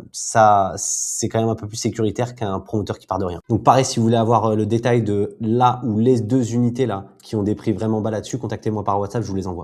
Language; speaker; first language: French; native; French